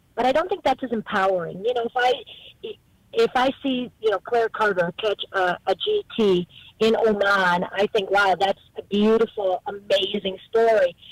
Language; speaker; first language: English; native; English